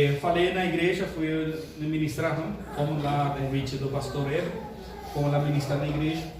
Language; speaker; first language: Portuguese; non-native, fluent; Spanish